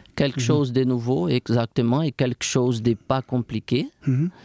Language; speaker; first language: French; non-native, fluent; Portuguese